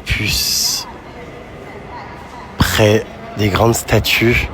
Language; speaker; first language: French; native; French